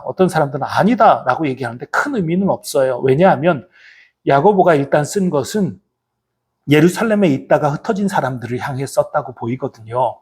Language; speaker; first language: Korean; native; Korean